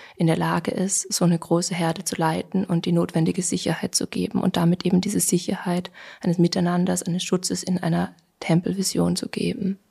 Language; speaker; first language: German; native; German